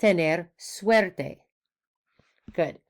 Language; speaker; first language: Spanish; non-native, fluent; English